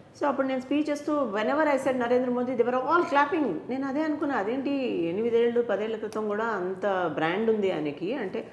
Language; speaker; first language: Telugu; native; Telugu